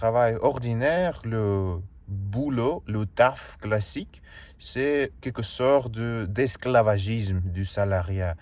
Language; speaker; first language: French; non-native, learner; Russian